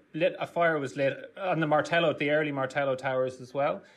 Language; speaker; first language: English; native; English